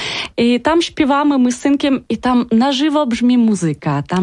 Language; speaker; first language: Polish; non-native, learner; Ukrainian